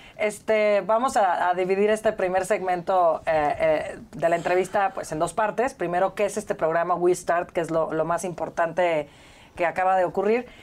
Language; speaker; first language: Spanish; native; Spanish